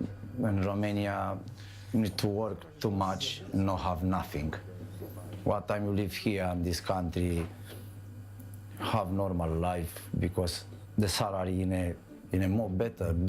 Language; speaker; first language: English; non-native, learner; Romanian